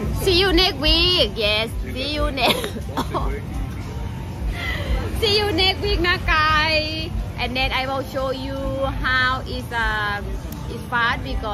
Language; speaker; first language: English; non-native, learner; Thai